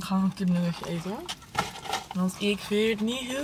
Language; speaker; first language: Dutch; native; Dutch